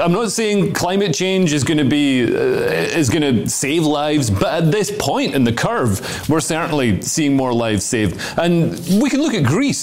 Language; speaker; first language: English; native; English